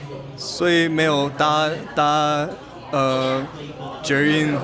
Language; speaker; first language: Chinese; non-native, learner; English